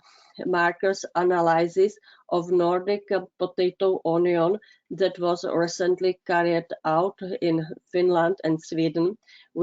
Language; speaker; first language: English; non-native, fluent; Czech